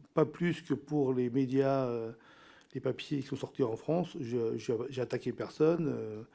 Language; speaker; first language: French; non-native, local second language; Min Nan Chinese